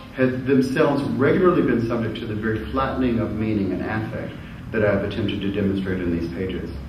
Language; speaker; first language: English; native; English